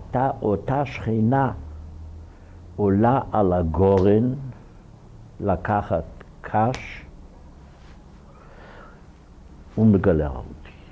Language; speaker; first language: Hebrew; non-native, fluent; Ukrainian